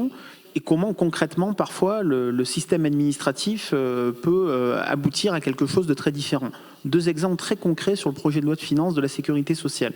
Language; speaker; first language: French; native; French